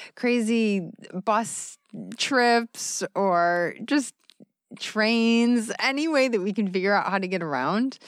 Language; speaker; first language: English; native; English